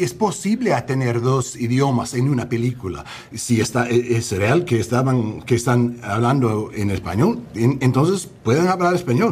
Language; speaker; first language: Spanish; non-native, learner; English